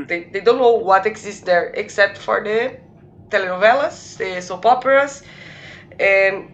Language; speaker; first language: English; non-native, fluent; Portuguese